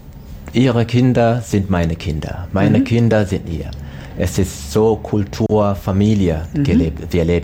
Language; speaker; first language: German; non-native, learner; Swahili